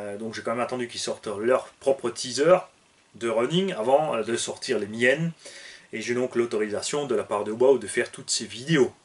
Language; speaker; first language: French; native; French